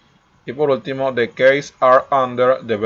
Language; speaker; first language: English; non-native, learner; Spanish